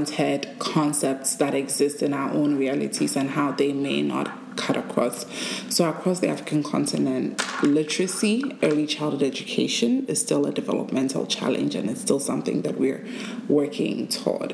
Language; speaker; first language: English; non-native, local second language; Akan